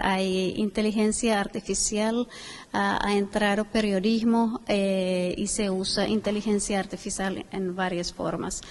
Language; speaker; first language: Spanish; non-native, fluent; Finnish